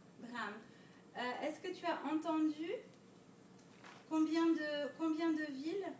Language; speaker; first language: French; non-native, fluent; Dutch